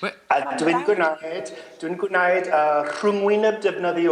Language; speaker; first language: Welsh; non-native, learner; English